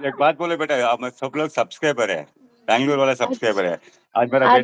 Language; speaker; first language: Hindi; non-native, local second language; Tamil